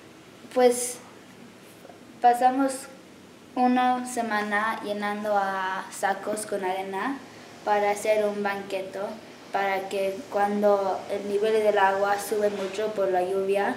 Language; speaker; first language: Spanish; early bilingual, heritage; English